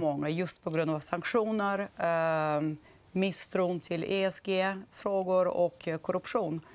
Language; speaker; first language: Swedish; non-native, fluent; Russian